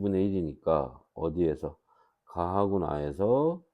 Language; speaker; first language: Korean; native; Korean